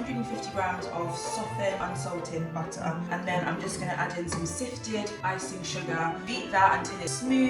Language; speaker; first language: English; native; English